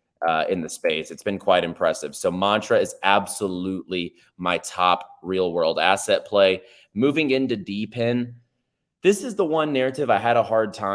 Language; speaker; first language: English; native; English